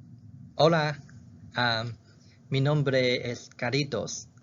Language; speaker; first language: Spanish; non-native, learner; Chinese